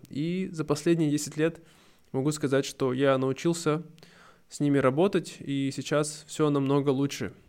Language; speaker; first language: Russian; native; Russian